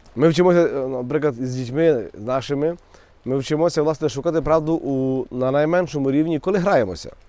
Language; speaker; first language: Ukrainian; native; Ukrainian